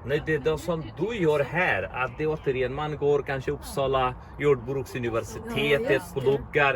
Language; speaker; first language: Swedish; non-native, fluent; Bangla